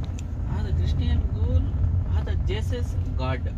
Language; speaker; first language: Arabic; non-native, learner; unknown